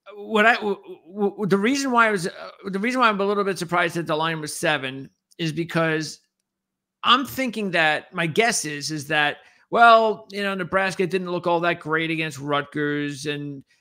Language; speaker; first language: English; native; English